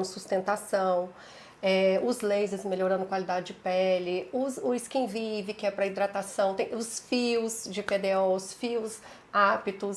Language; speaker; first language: Portuguese; native; Portuguese